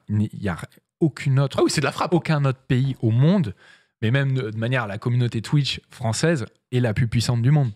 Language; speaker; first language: French; native; French